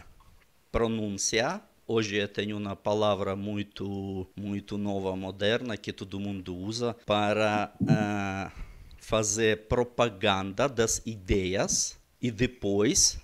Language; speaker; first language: Portuguese; non-native, learner; Russian